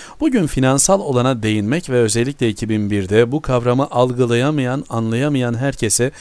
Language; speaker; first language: Turkish; native; Turkish